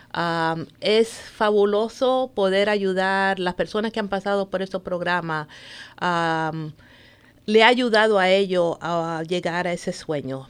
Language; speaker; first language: Spanish; native; Spanish